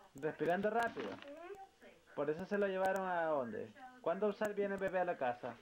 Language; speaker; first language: Spanish; native; Spanish